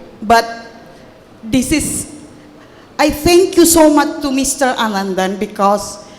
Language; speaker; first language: English; non-native, learner; Indonesian